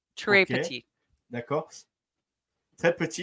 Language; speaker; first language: French; non-native, learner; English